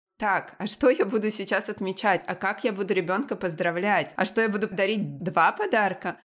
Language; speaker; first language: Russian; native; Russian